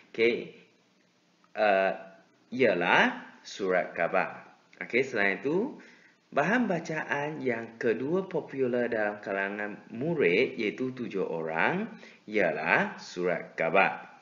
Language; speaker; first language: Malay; non-native, local second language; Chinese